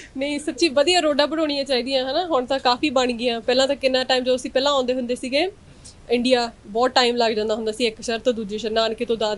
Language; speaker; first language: Punjabi; early bilingual, heritage; Punjabi